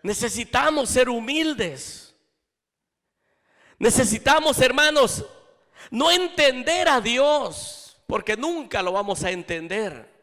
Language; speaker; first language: Spanish; native; Spanish